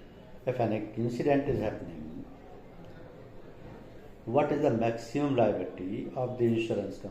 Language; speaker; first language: English; non-native, local second language; Hindi